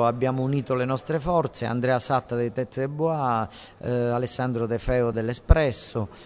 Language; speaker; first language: Italian; native; Italian